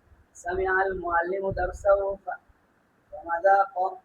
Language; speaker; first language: Arabic; non-native, learner; Bangla